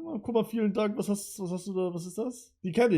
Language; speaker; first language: German; native; German